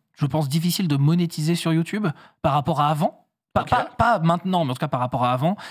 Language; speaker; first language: French; native; French